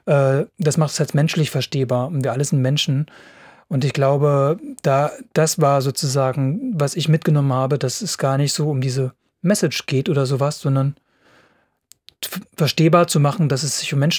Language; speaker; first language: German; native; German